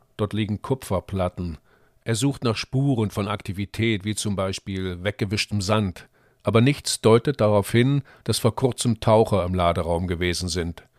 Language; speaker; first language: German; native; German